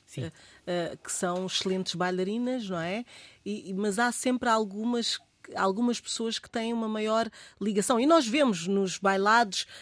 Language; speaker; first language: Portuguese; native; Portuguese